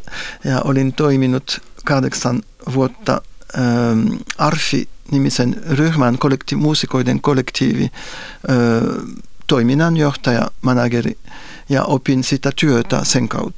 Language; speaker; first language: Finnish; non-native, fluent; French